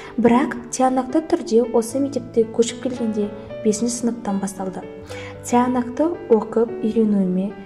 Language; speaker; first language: Kazakh; non-native, local second language; Russian